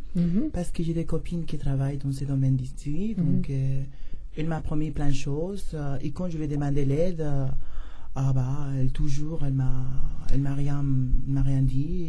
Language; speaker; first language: French; non-native, learner; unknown